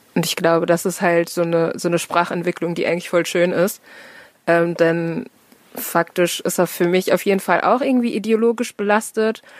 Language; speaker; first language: German; native; German